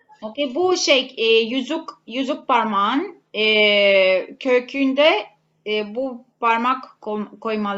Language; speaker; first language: Turkish; non-native, learner; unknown